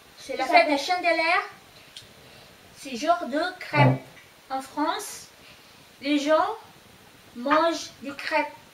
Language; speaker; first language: French; non-native, fluent; Filipino